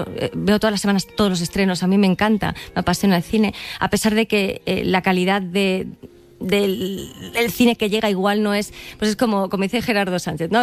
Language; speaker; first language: Spanish; native; Spanish